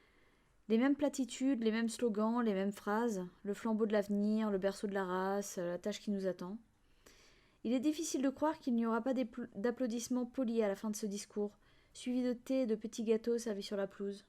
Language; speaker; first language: French; native; French